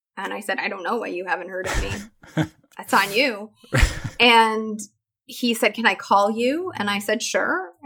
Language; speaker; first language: English; native; English